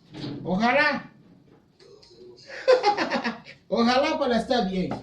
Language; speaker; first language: Spanish; non-native, learner; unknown